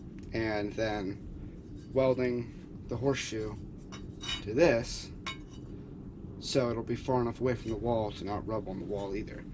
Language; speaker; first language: English; native; English